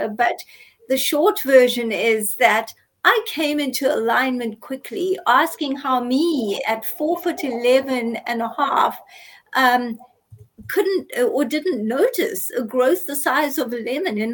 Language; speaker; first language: English; native; English